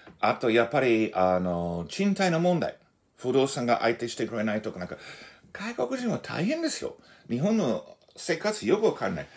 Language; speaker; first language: Japanese; non-native, fluent; English